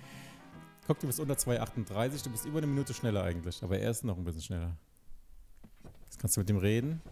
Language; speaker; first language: German; native; German